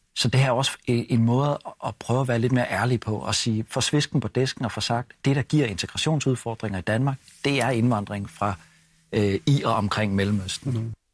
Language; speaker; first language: Danish; native; Danish